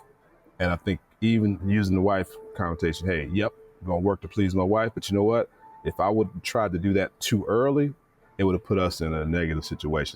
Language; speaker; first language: English; native; English